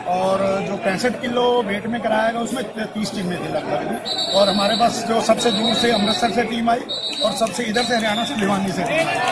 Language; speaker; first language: Hindi; native; Hindi